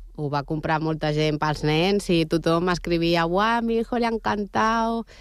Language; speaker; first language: Catalan; non-native, local second language; Spanish